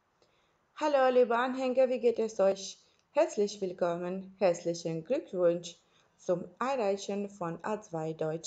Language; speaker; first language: German; non-native, fluent; Albanian